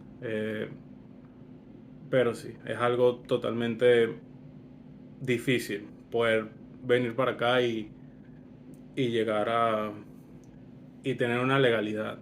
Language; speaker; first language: Spanish; early bilingual, other home language; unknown